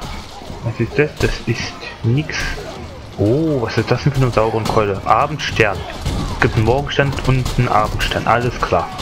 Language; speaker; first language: German; native; German